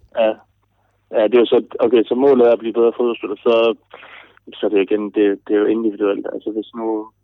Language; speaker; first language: Danish; early bilingual, other home language; German